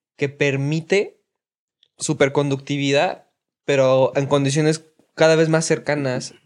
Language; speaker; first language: Spanish; native; Spanish